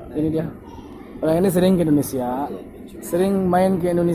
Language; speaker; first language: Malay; non-native, local second language; Sundanese